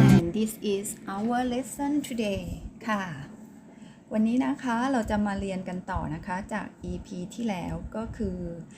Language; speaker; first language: Thai; native; Thai